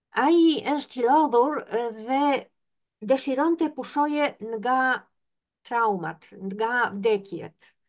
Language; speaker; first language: Albanian; non-native, fluent; Polish